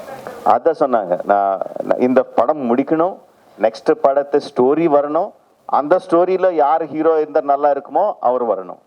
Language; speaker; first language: Tamil; non-native, local second language; Telugu